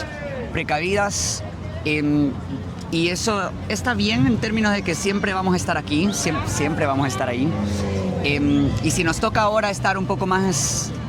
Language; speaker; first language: Spanish; native; Spanish